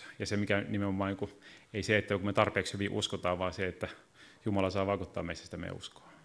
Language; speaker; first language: Finnish; native; Finnish